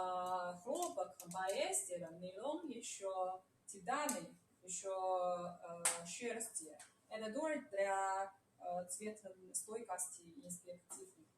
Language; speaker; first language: Russian; non-native, learner; Chinese